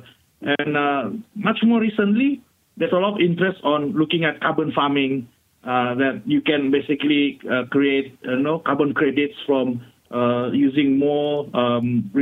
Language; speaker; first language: English; non-native, local second language; Malay